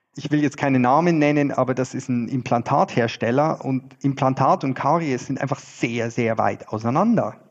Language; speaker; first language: German; native; German